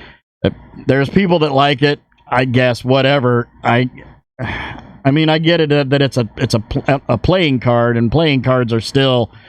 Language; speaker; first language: English; native; English